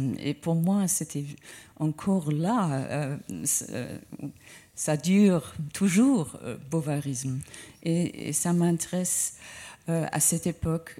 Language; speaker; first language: French; non-native, fluent; English